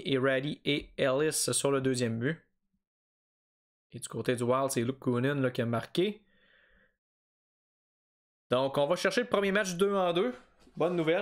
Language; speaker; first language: French; native; French